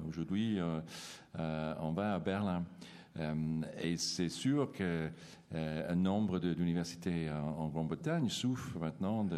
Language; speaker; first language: French; non-native, fluent; English